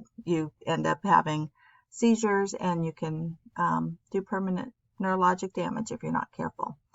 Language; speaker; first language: English; native; English